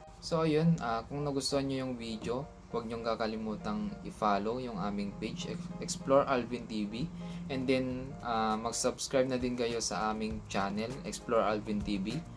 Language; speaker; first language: Filipino; non-native, local second language; Iloko